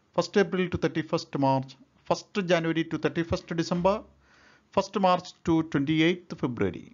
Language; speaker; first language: English; non-native, local second language; Malayalam